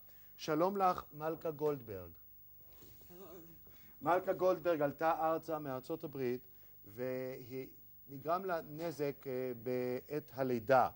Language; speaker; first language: Hebrew; native; Hebrew